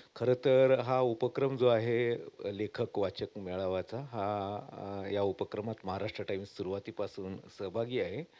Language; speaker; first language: Marathi; non-native, local second language; Kannada